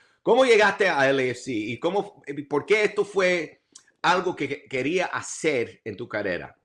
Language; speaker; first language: Spanish; early bilingual, heritage; English